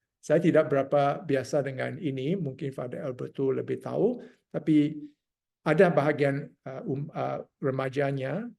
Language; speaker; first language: Malay; non-native, local second language; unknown